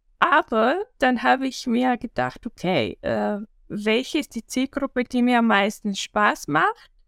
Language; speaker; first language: German; non-native, fluent; Bulgarian